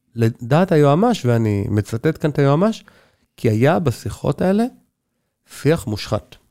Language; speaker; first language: Hebrew; native; Hebrew